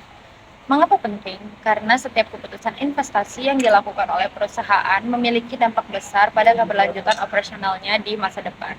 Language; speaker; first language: Indonesian; native; Indonesian